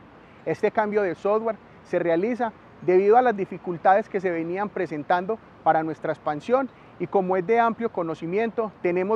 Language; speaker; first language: Spanish; native; Spanish